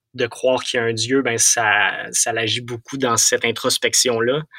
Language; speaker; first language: French; native; French